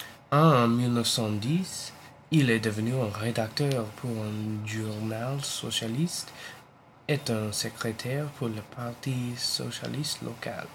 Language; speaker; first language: French; non-native, learner; English